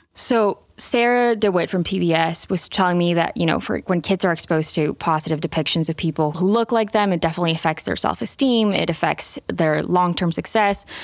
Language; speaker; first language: English; non-native, fluent; Spanish